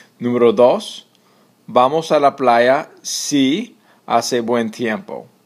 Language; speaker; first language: Spanish; non-native, fluent; English